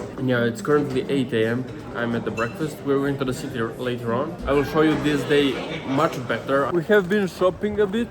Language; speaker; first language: English; non-native, fluent; Serbian